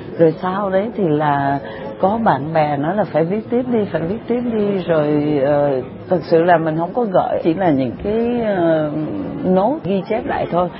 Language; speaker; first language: Vietnamese; early bilingual, other home language; French